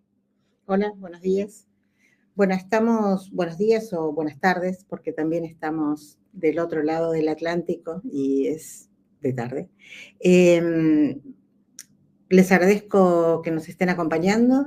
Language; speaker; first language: Spanish; native; Spanish